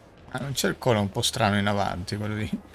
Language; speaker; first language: Italian; native; Italian